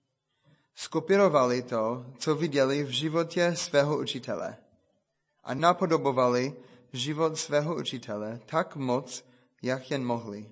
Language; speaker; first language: Czech; non-native, fluent; English